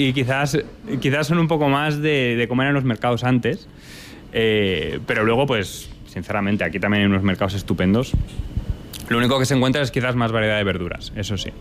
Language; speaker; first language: Spanish; native; Spanish